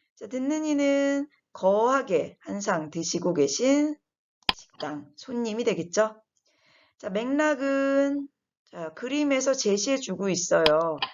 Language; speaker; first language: Korean; native; Korean